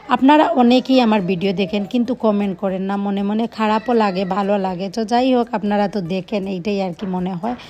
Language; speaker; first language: Bangla; non-native, local second language; Sylheti